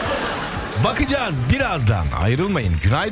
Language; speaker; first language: Turkish; native; Turkish